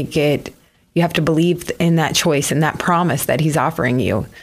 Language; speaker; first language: English; native; English